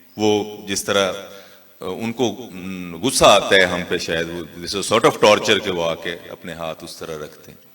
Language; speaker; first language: Urdu; non-native, local second language; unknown